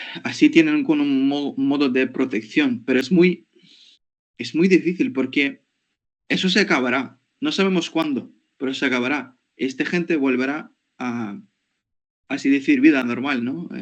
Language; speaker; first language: Spanish; non-native, fluent; Ukrainian